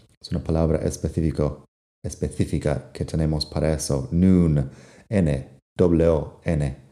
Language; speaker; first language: Spanish; non-native, fluent; English